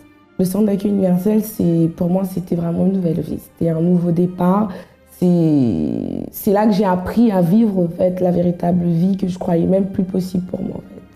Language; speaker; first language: French; native; French